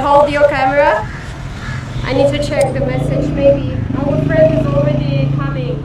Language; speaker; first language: English; non-native, fluent; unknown